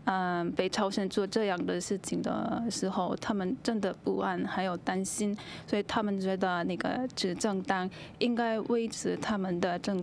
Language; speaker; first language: Chinese; non-native, fluent; Korean